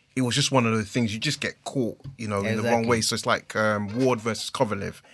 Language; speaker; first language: English; early bilingual, other home language; Akan